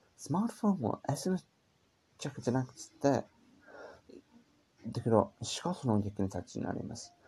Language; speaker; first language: Japanese; non-native, learner; English